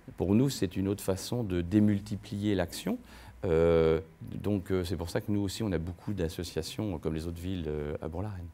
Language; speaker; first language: French; native; French